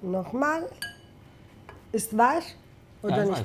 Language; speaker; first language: German; non-native, fluent; Italian